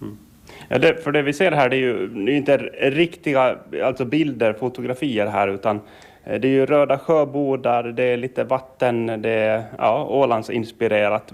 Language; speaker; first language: Swedish; native; Swedish